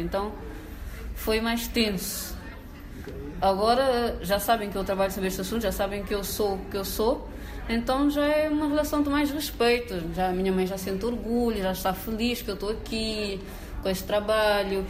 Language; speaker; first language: Portuguese; non-native, local second language; Kabuverdianu